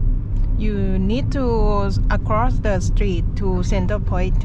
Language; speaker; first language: English; non-native, learner; Thai